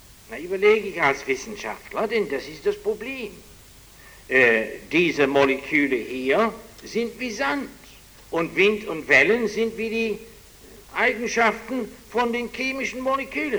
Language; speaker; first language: German; non-native, fluent; English